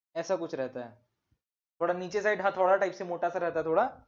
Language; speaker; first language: Hindi; native; Hindi